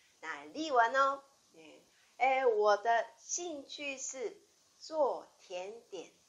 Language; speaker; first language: Chinese; non-native, fluent; Japanese